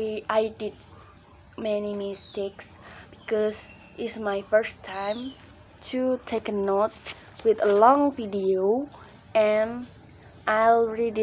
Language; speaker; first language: English; non-native, learner; Indonesian